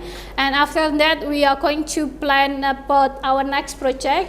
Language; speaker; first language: English; non-native, fluent; Indonesian